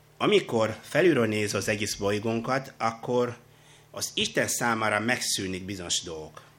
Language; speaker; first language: Hungarian; non-native, fluent; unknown